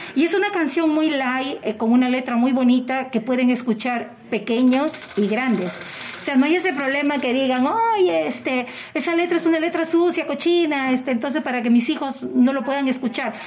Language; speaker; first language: Spanish; native; Spanish